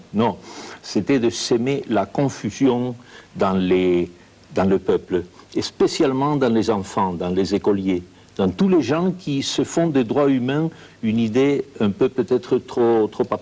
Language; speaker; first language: French; non-native, fluent; Spanish